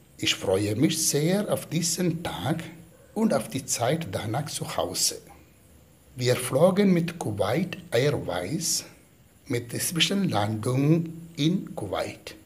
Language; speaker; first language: German; non-native, fluent; Malayalam